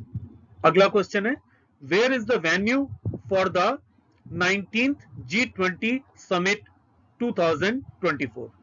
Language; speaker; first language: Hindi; native; Hindi